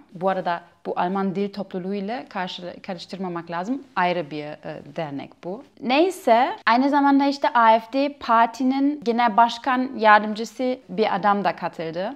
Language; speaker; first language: Turkish; non-native, fluent; German